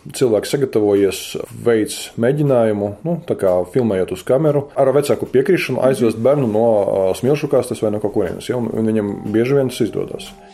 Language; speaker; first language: Latvian; non-native, local second language; Russian